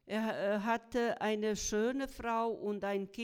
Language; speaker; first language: German; non-native, fluent; Croatian